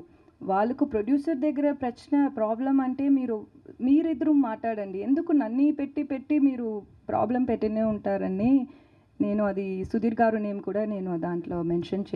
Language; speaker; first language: Telugu; non-native, learner; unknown